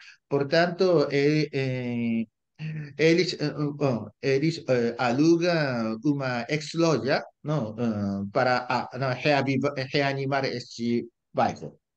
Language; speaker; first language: Portuguese; non-native, fluent; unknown